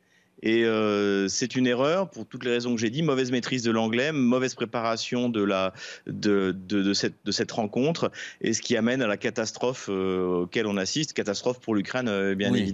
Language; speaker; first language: French; native; French